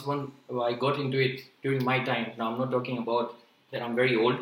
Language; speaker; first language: English; non-native, local second language; Gujarati